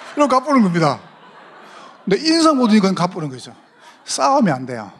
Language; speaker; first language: Korean; native; Korean